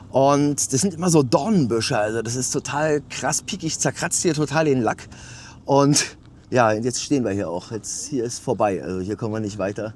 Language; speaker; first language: German; native; German